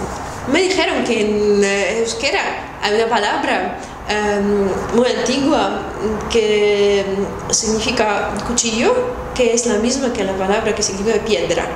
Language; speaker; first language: Spanish; non-native, fluent; Russian